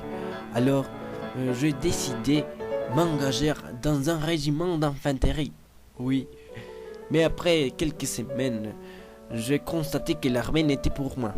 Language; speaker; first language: French; non-native, learner; Spanish